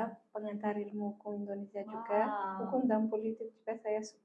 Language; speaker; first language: Indonesian; non-native, fluent; Malagasy